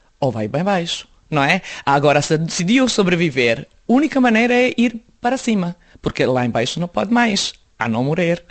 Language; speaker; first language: Portuguese; non-native, fluent; Serbian